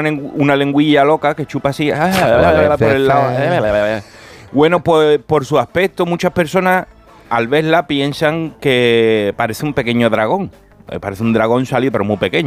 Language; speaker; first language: Spanish; native; Spanish